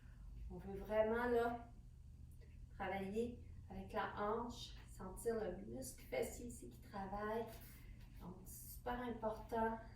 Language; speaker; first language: French; native; French